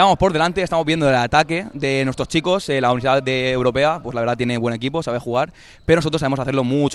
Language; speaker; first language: Spanish; native; Spanish